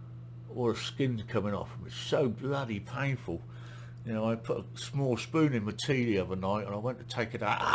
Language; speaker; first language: English; native; English